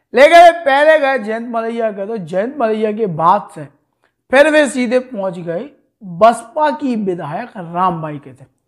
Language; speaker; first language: Hindi; native; Hindi